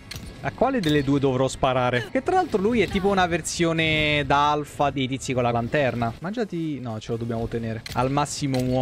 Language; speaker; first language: Italian; native; Italian